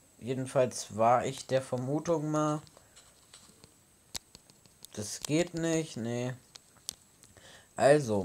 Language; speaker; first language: German; native; German